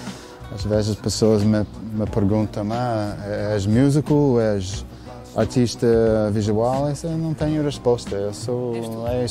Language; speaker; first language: Portuguese; non-native, fluent; English